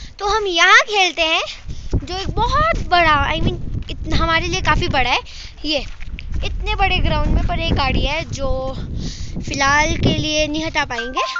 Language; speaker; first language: Hindi; non-native, local second language; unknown